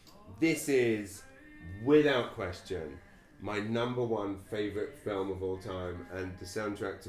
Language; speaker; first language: English; native; English